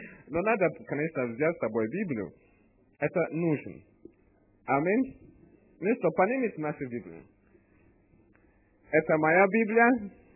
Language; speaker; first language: Russian; non-native, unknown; English